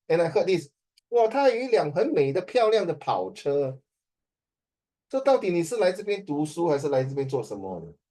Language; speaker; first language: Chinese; native; Chinese